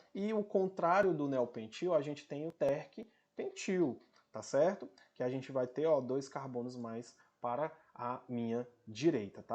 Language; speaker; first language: Portuguese; native; Portuguese